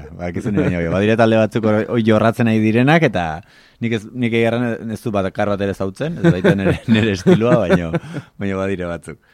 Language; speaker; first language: Basque; native; Basque